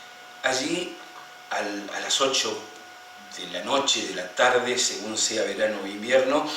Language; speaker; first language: Spanish; native; Spanish